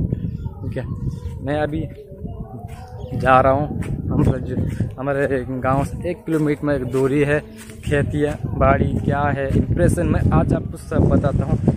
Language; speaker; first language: Hindi; non-native, local second language; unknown